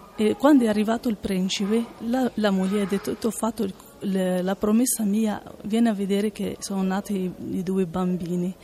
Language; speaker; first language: Italian; non-native, learner; Arabic